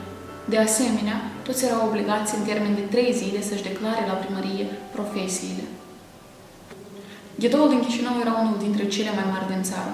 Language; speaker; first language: Romanian; native; Romanian